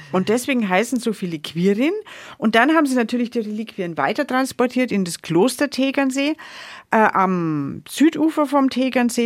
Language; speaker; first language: German; native; German